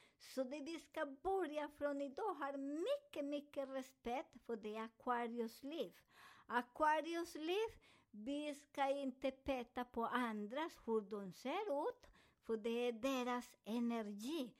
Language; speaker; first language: Swedish; non-native, fluent; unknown